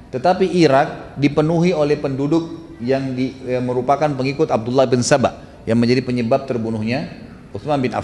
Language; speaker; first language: Indonesian; native; Indonesian